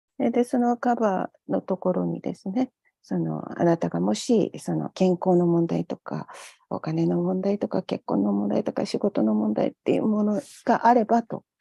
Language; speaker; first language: Japanese; native; Japanese